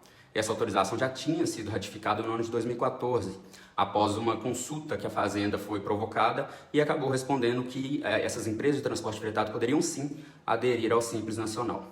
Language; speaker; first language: Portuguese; native; Portuguese